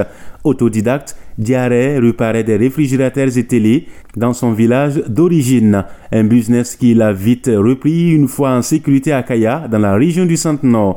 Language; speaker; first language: French; non-native, local second language; Mossi